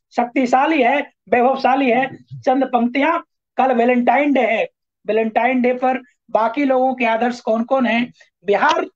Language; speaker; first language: Hindi; native; Hindi